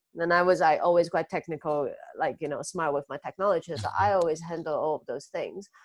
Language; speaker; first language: English; early bilingual, other home language; Chinese